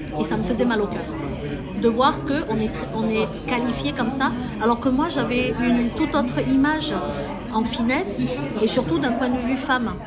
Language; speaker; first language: French; early bilingual, other home language; Chinese